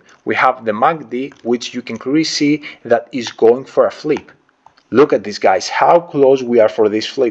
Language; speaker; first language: English; non-native, fluent; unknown